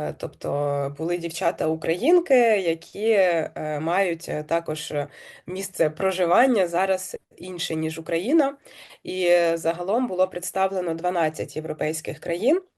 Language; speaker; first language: Ukrainian; native; Ukrainian